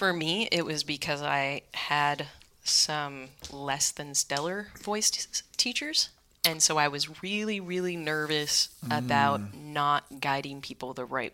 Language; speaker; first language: English; native; English